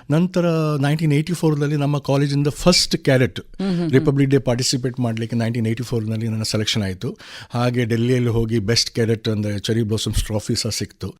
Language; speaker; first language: Kannada; non-native, local second language; Konkani